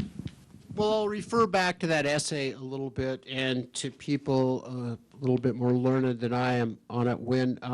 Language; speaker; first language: English; native; English